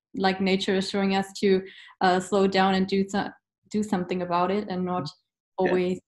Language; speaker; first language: English; non-native, fluent; German